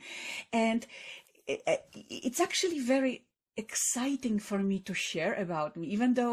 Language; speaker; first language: English; non-native, fluent; Polish